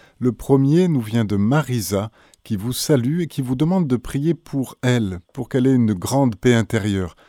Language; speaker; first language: French; native; French